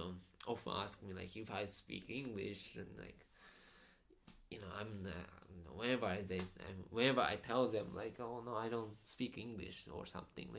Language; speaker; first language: English; non-native, fluent; Japanese